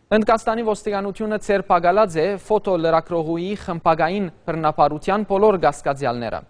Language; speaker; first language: Armenian; early bilingual, heritage; Armenian